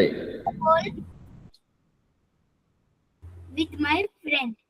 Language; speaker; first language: English; non-native, learner; Hindi